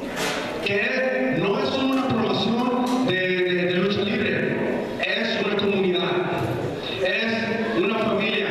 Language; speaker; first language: Spanish; early bilingual, heritage; Spanish